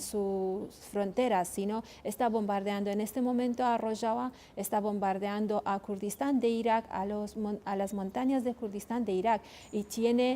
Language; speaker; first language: Spanish; non-native, fluent; Kurdish